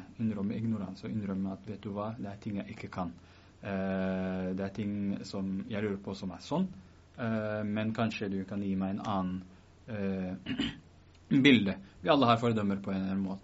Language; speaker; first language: Norwegian; early bilingual, other home language; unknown